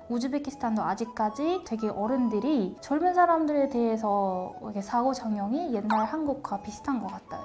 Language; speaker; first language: Korean; non-native, fluent; Uzbek